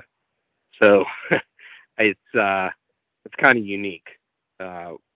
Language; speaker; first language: English; native; English